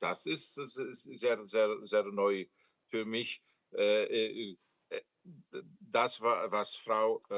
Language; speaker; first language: German; non-native, fluent; Polish